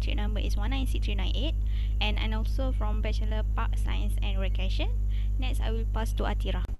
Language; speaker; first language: English; non-native, local second language; Malay